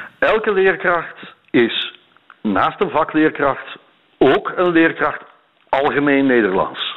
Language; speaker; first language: Dutch; native; Dutch